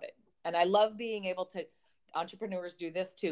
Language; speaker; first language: English; native; English